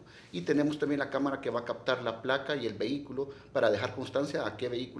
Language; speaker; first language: Spanish; native; Spanish